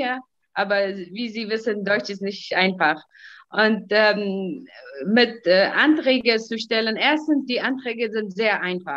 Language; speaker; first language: German; non-native, fluent; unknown